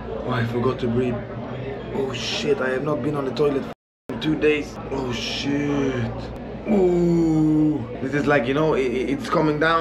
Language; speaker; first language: English; non-native, fluent; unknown